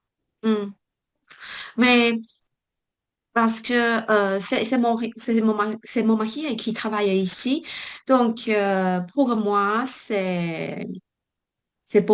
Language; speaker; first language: French; non-native, learner; Chinese